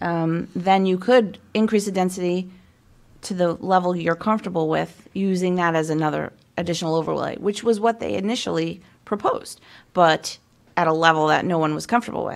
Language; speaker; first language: English; native; English